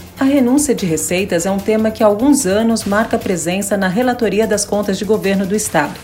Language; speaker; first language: Portuguese; native; Portuguese